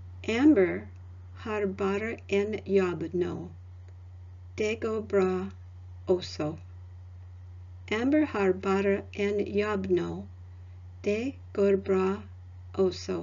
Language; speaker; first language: Norwegian; non-native, learner; English